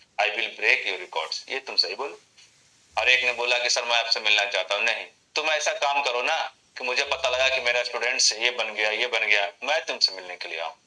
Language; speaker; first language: Hindi; native; Hindi